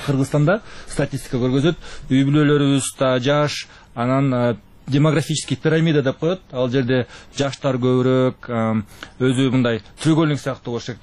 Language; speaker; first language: Kyrgyz; native; Kyrgyz